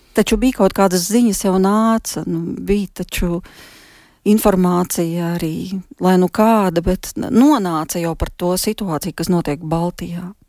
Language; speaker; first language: Latvian; native; Latvian